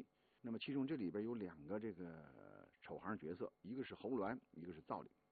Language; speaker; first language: Chinese; native; Chinese